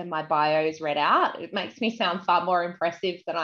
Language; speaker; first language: English; native; English